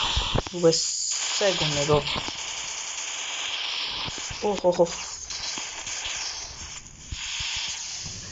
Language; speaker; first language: Persian; native; Persian